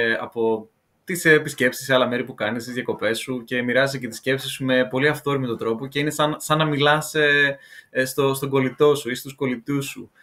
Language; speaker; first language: Greek; native; Greek